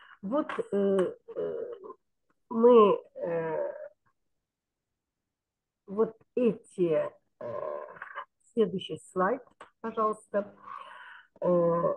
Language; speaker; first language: Russian; non-native, local second language; Kyrgyz